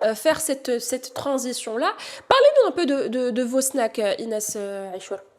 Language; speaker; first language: French; non-native, local second language; Arabic